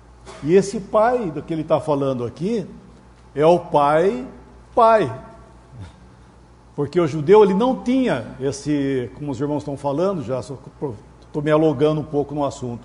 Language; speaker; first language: Portuguese; native; Portuguese